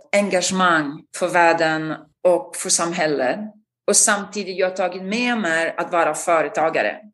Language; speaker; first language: Swedish; non-native, fluent; Italian